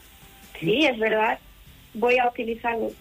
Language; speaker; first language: Spanish; non-native, learner; Portuguese